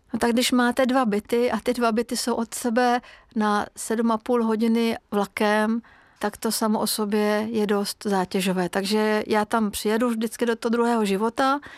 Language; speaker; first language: Czech; non-native, fluent; Hungarian